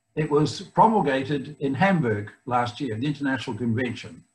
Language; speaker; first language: English; native; English